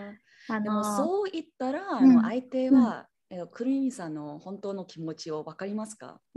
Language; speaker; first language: Japanese; non-native, learner; English